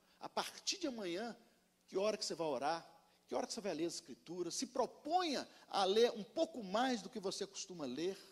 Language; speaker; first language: Portuguese; native; Portuguese